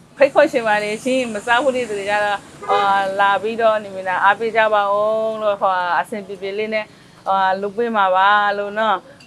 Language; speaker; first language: Burmese; native; Burmese